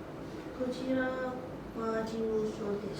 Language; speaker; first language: Japanese; non-native, learner; English